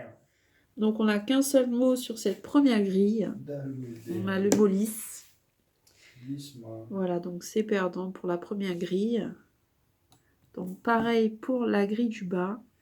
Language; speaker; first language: French; native; French